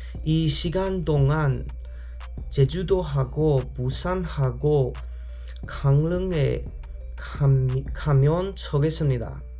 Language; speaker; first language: Korean; non-native, learner; English